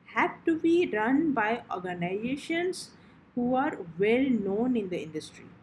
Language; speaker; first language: English; non-native, local second language; Odia